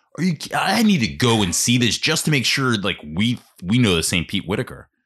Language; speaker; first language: English; native; English